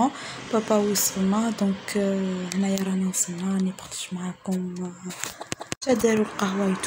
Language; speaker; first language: Arabic; early bilingual, heritage; Arabic